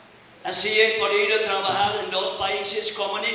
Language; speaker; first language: Spanish; non-native, fluent; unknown